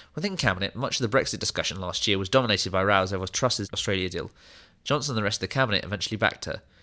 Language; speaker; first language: English; native; English